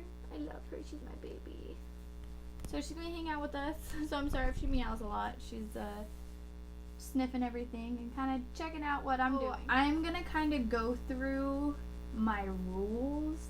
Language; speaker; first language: English; native; English